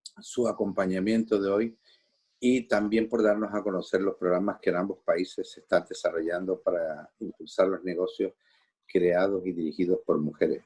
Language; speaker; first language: Spanish; native; Spanish